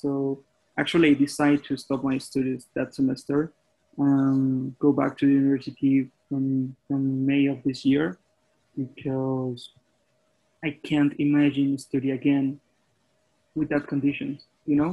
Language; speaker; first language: English; non-native, fluent; Spanish